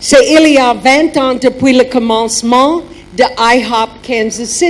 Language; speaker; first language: French; non-native, learner; German